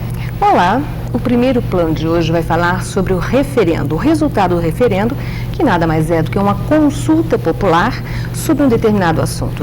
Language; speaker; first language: Portuguese; native; Portuguese